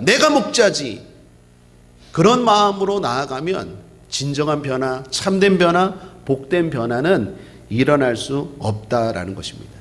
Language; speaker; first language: Korean; native; Korean